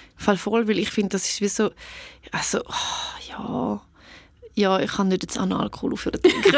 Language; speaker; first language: German; early bilingual, other home language; Albanian